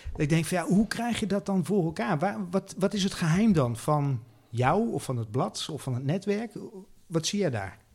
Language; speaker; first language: Dutch; native; Dutch